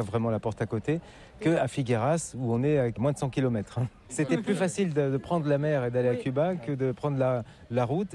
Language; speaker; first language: French; native; French